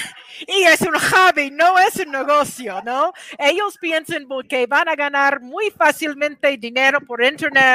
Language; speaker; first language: Spanish; non-native, fluent; English